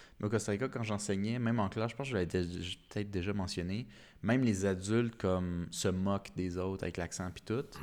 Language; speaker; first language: French; native; French